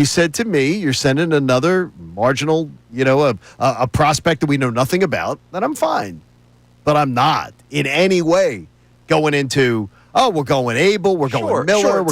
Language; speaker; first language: English; native; English